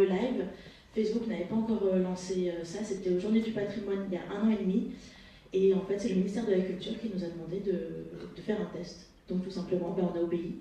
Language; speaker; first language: French; native; French